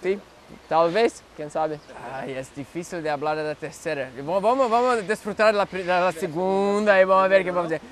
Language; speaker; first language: Spanish; non-native, learner; Portuguese